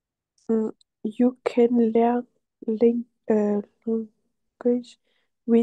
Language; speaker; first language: English; non-native, learner; French